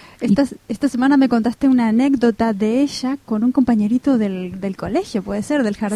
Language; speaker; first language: Spanish; native; Spanish